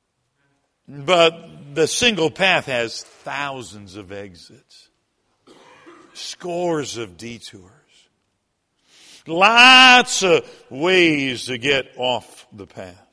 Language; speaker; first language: English; native; English